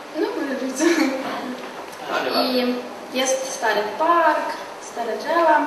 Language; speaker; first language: Polish; non-native, learner; Ukrainian